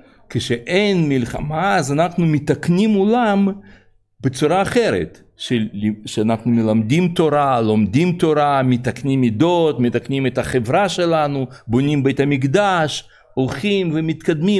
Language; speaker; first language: Hebrew; non-native, fluent; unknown